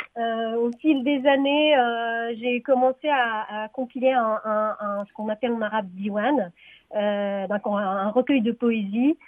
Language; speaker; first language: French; non-native, local second language; Arabic